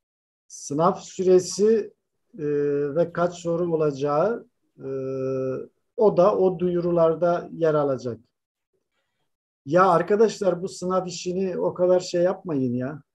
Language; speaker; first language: Turkish; native; Turkish